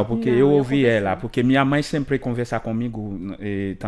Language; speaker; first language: Portuguese; non-native, learner; Haitian Creole